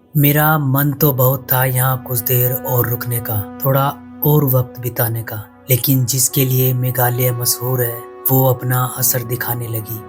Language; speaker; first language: Hindi; native; Hindi